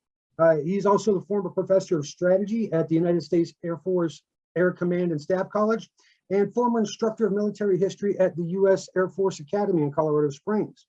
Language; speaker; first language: English; native; English